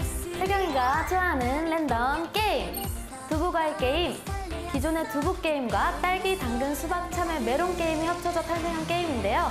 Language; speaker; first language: Korean; native; Korean